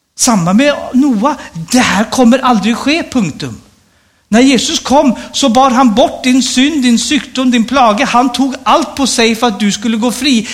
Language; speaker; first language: Swedish; native; Swedish